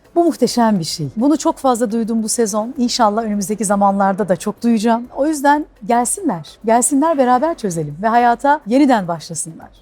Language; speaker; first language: Turkish; native; Turkish